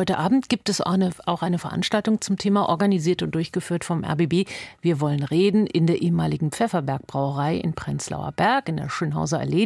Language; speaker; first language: German; native; German